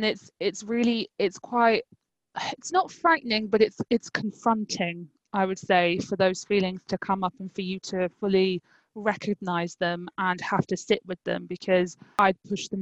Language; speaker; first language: English; native; English